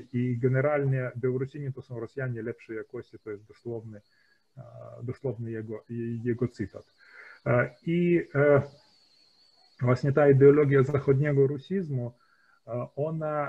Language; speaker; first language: Polish; early bilingual, heritage; Polish